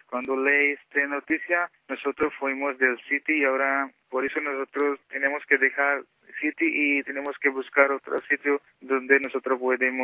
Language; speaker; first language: Spanish; non-native, local second language; Punjabi